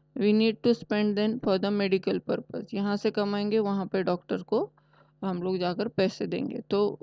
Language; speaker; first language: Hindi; non-native, local second language; Marathi